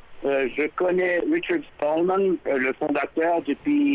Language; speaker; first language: French; non-native, fluent; English